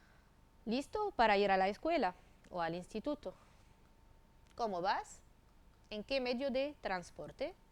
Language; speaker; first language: Spanish; non-native, fluent; Arabic